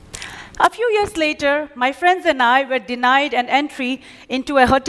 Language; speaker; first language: English; non-native, local second language; Nyishi